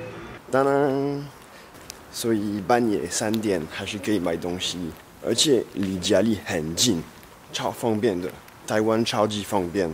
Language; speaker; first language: Chinese; non-native, fluent; French